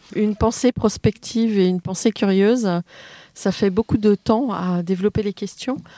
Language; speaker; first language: French; native; French